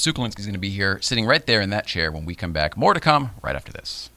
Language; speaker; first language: English; native; English